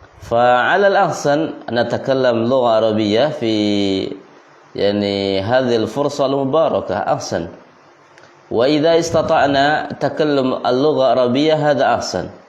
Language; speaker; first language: Arabic; non-native, fluent; Indonesian